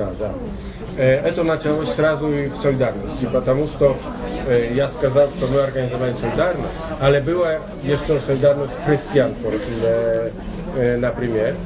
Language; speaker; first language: Russian; non-native, learner; Polish